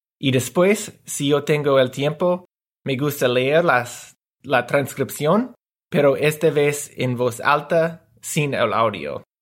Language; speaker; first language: Spanish; non-native, learner; English